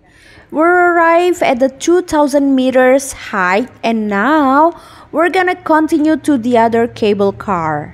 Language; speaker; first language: English; non-native, fluent; Indonesian